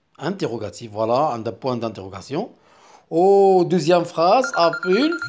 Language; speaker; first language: French; non-native, local second language; Arabic